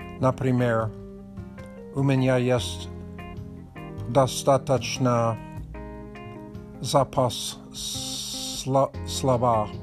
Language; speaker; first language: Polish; non-native, learner; English